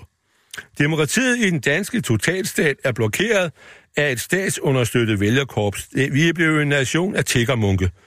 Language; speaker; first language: Danish; native; Danish